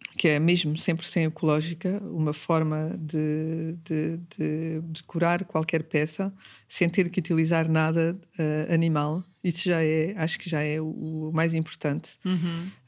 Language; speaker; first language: Portuguese; early bilingual, heritage; Portuguese